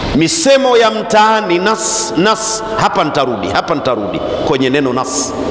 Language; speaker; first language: Swahili; non-native, local second language; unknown